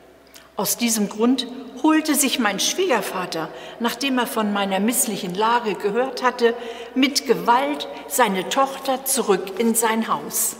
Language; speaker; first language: German; native; German